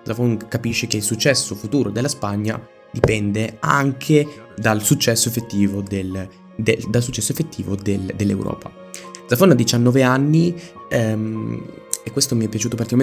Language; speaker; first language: Italian; native; Italian